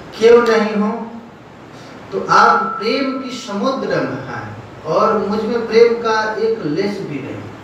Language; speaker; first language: Hindi; non-native, local second language; Bangla